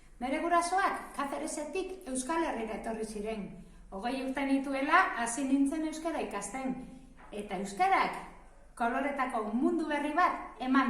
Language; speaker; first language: Basque; non-native, local second language; Spanish